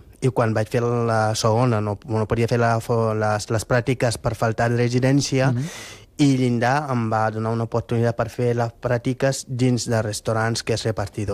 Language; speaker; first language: Catalan; non-native, fluent; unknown